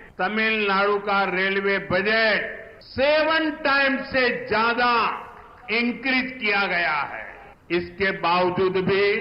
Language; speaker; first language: Hindi; non-native, local second language; Gujarati